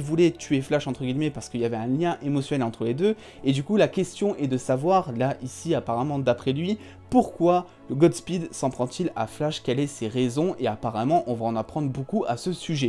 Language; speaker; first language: French; native; French